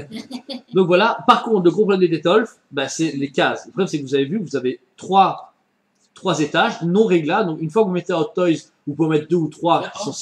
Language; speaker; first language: French; native; French